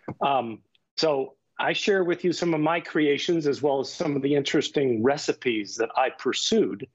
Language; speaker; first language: English; native; English